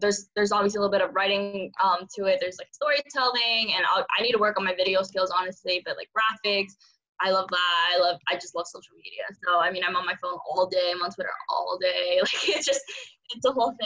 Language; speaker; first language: English; early bilingual, other home language; Cantonese